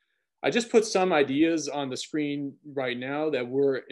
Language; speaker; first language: English; native; English